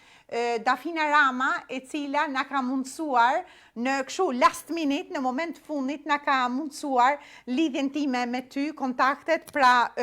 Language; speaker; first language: Albanian; native; Albanian